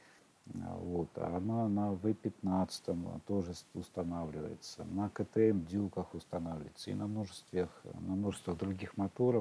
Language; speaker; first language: Russian; native; Russian